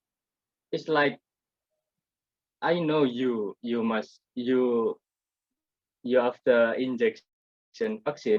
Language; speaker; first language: English; non-native, learner; Indonesian